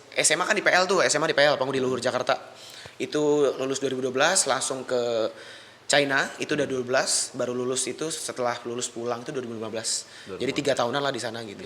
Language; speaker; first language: Indonesian; native; Indonesian